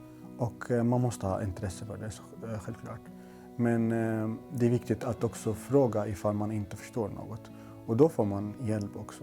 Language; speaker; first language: Swedish; non-native, local second language; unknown